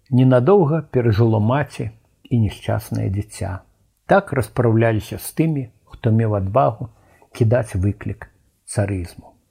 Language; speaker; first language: Belarusian; native; Belarusian